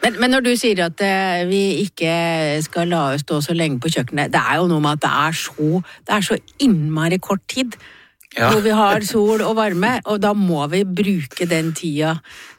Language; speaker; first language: Norwegian; native; Norwegian